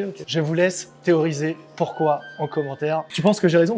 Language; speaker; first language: French; native; French